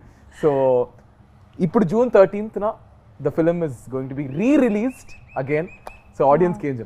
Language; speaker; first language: Telugu; native; Telugu